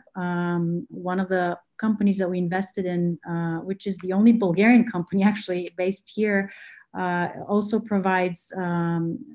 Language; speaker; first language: English; non-native, fluent; Bulgarian